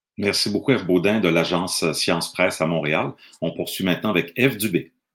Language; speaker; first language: French; native; French